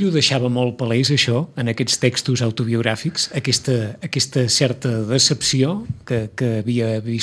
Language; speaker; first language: Catalan; native; Catalan